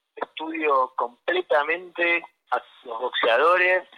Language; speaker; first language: Spanish; native; Spanish